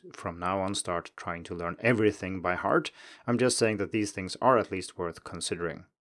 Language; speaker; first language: English; non-native, fluent; Swedish